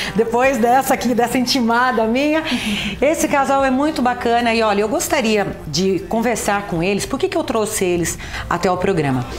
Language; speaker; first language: Portuguese; native; Portuguese